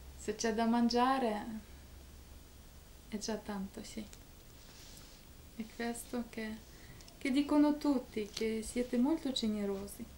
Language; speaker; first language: Italian; non-native, learner; Ukrainian